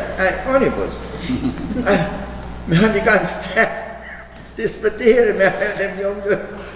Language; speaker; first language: German; early bilingual, heritage; German